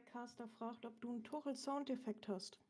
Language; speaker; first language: German; native; German